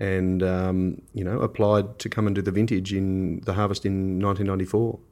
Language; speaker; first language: English; native; English